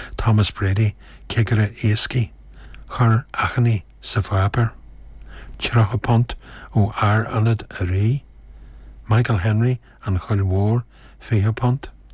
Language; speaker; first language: Irish; native; Irish